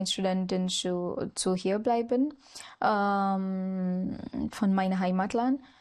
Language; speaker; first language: German; non-native, learner; Marathi